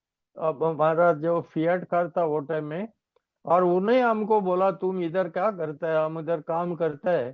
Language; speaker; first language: Hindi; non-native, local second language; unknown